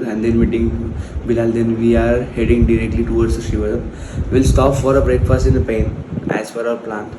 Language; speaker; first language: Hindi; non-native, local second language; Marathi